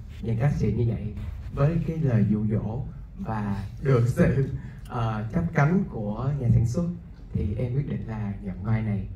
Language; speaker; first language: Vietnamese; native; Vietnamese